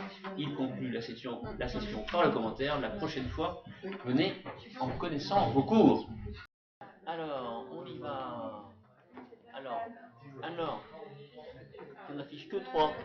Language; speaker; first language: French; native; French